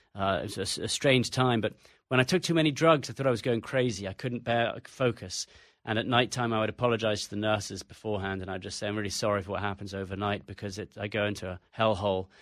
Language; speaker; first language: English; native; English